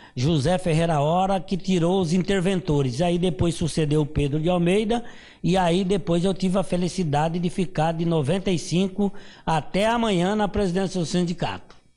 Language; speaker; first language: Portuguese; native; Portuguese